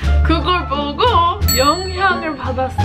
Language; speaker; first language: Korean; non-native, fluent; English